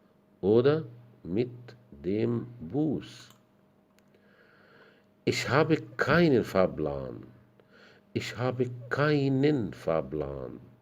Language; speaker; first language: German; non-native, fluent; Arabic